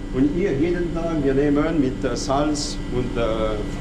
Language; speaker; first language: German; non-native, local second language; French